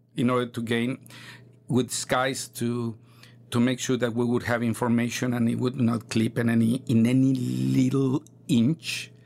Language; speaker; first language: English; non-native, fluent; Spanish